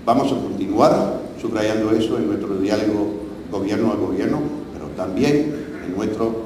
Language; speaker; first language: Spanish; non-native, fluent; English